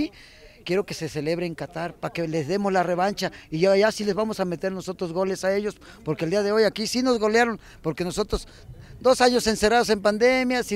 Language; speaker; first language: Spanish; native; Spanish